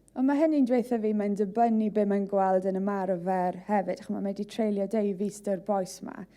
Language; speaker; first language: Welsh; native; Welsh